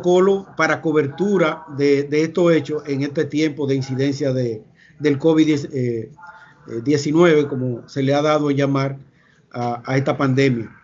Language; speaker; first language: Spanish; native; Spanish